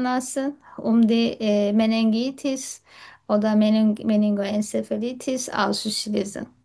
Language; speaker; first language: German; non-native, learner; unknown